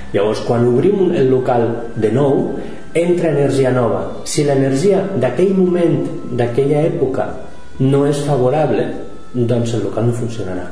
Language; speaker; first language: Catalan; non-native, local second language; Spanish